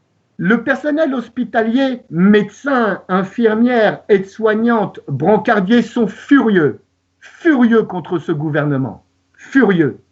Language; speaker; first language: French; native; French